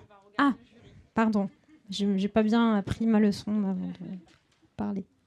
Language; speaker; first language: French; native; French